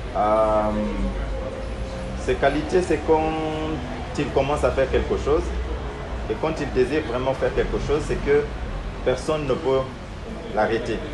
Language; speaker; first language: French; non-native, fluent; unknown